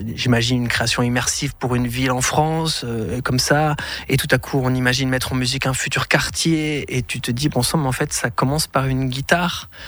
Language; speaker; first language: French; native; French